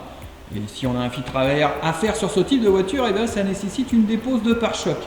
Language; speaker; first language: French; native; French